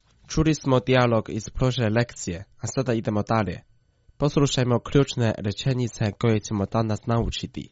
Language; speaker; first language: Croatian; non-native, fluent; Chinese